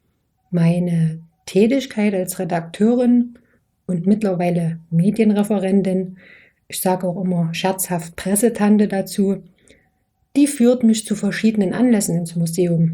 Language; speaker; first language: German; native; German